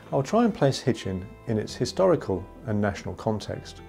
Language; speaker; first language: English; native; English